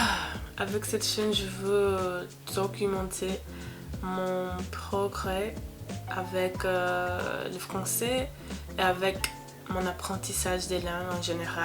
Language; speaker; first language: French; non-native, learner; English